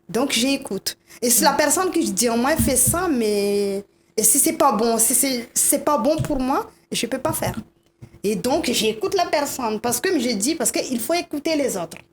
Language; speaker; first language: French; non-native, local second language; Malagasy